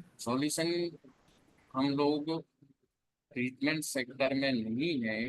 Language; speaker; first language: Hindi; native; Hindi